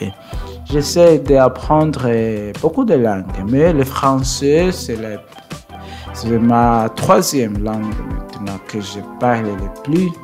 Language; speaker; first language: French; non-native, learner; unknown